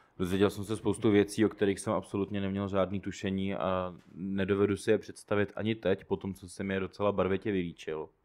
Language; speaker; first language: Czech; native; Czech